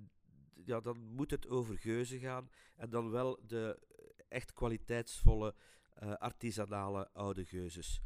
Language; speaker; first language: Dutch; native; Dutch